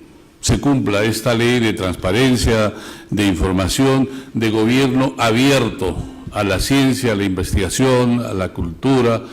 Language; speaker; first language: Spanish; native; Spanish